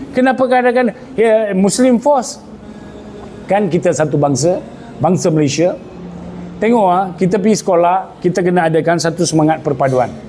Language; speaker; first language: Malay; non-native, local second language; Tamil